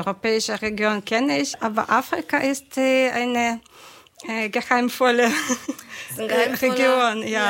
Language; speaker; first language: German; non-native, fluent; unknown